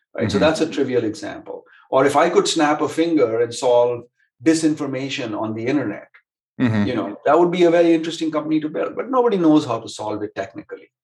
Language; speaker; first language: English; non-native, local second language; Hindi